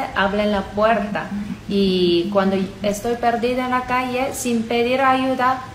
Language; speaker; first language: Spanish; non-native, learner; Japanese